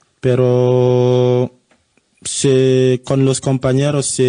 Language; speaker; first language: Spanish; non-native, learner; French